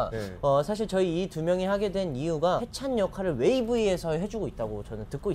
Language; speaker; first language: Korean; native; Korean